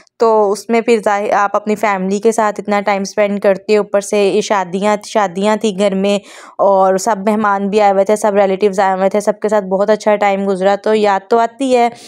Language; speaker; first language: Urdu; non-native, local second language; Punjabi